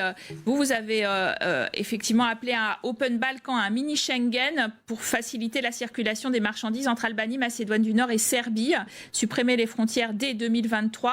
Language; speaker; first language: French; native; French